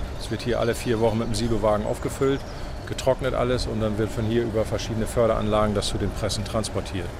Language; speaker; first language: German; native; German